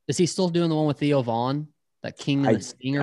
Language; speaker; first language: English; native; English